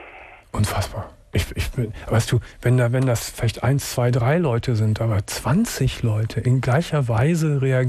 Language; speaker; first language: German; native; German